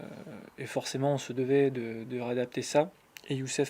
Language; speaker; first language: French; native; French